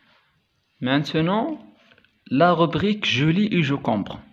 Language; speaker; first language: French; non-native, local second language; Arabic